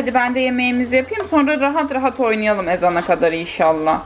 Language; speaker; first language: Turkish; native; Turkish